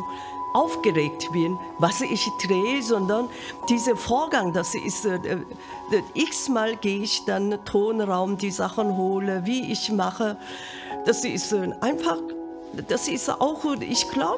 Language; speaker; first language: German; non-native, fluent; Korean